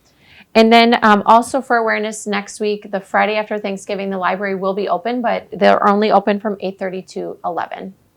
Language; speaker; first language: English; native; English